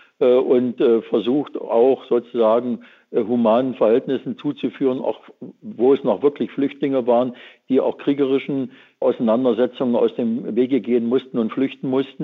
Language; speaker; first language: German; native; German